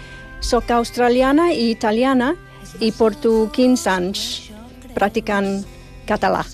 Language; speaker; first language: Catalan; non-native, fluent; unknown